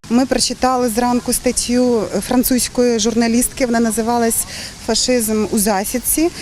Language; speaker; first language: Ukrainian; native; Ukrainian